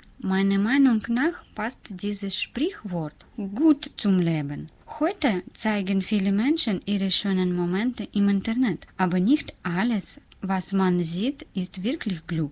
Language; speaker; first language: German; non-native, learner; Russian